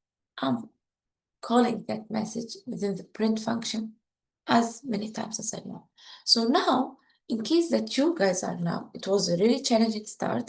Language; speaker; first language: English; non-native, fluent; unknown